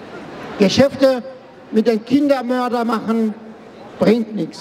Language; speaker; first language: German; non-native, fluent; Persian